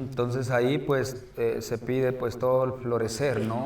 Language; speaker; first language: Spanish; native; Spanish